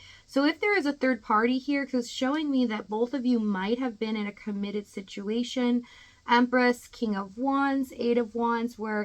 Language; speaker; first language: English; native; English